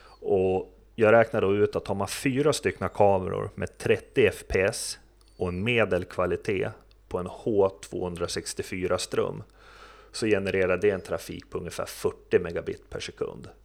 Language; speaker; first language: Swedish; native; Swedish